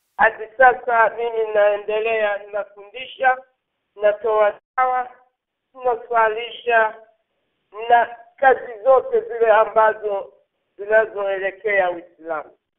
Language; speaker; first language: Swahili; non-native, local second language; Rundi